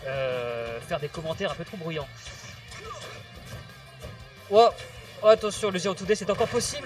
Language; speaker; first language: French; native; French